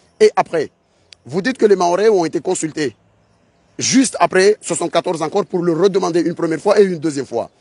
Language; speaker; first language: French; non-native, local second language; Ngazidja Comorian